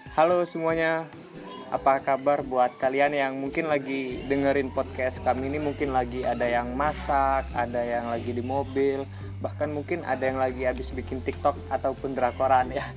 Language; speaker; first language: Indonesian; native; Indonesian